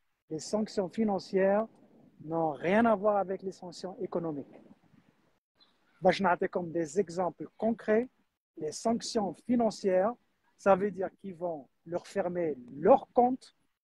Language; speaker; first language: French; non-native, local second language; Arabic